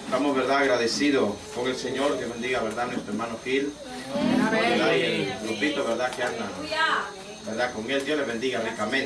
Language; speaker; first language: Spanish; native; Spanish